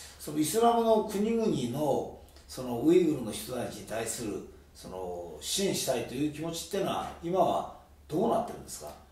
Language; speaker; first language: Japanese; native; Japanese